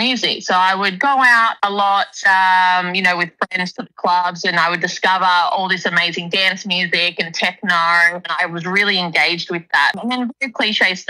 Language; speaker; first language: English; native; English